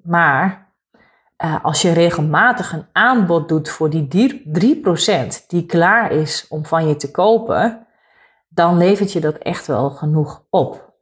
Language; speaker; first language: Dutch; native; Dutch